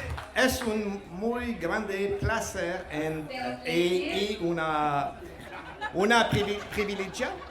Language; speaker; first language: Spanish; non-native, learner; French